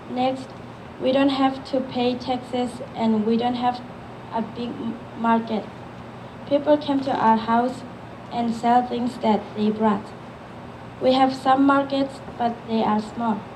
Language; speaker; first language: English; early bilingual, other home language; Burmese